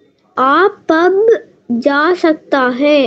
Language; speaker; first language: Hindi; non-native, learner; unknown